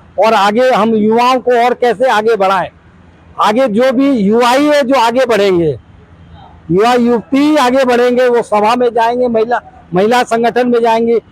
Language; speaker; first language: Hindi; native; Hindi